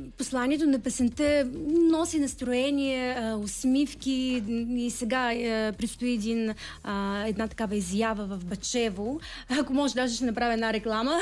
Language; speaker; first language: Bulgarian; early bilingual, heritage; Bulgarian